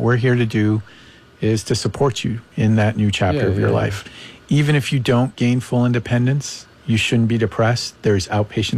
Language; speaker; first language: English; non-native, local second language; Persian